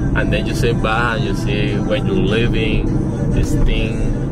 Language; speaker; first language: English; non-native, learner; Spanish